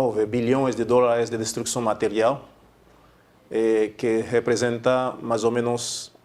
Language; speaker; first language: Portuguese; non-native, fluent; Haitian Creole